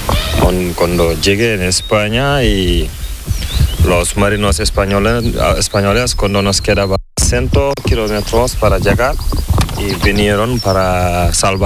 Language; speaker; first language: Spanish; non-native, learner; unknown